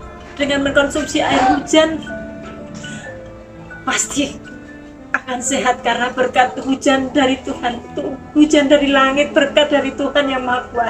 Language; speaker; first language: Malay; non-native, local second language; Javanese